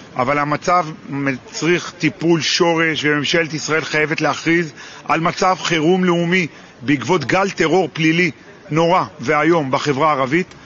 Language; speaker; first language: Hebrew; native; Hebrew